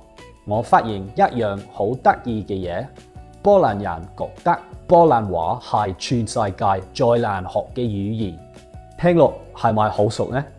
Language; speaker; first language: Cantonese; non-native, fluent; English